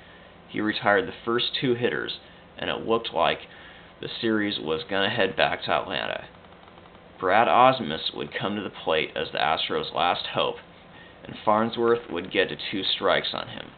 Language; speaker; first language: English; native; English